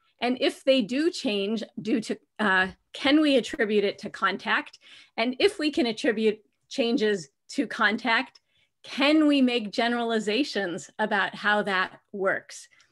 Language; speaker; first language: English; native; English